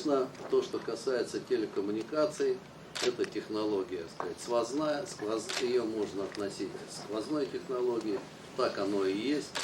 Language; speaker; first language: Russian; native; Russian